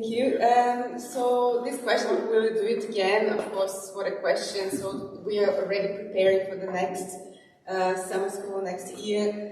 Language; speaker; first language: English; non-native, fluent; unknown